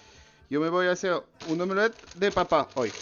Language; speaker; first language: Spanish; non-native, learner; French